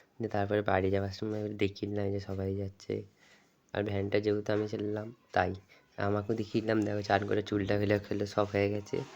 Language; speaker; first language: Bangla; non-native, local second language; Bhojpuri